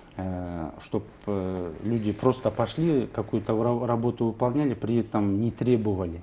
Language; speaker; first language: Russian; non-native, local second language; Kazakh